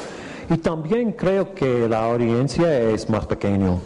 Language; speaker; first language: Spanish; non-native, fluent; English